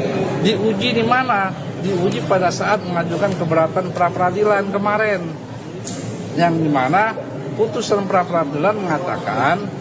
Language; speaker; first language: Indonesian; native; Indonesian